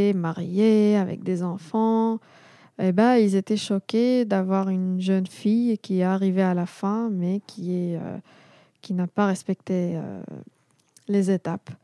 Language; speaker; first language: French; non-native, local second language; Arabic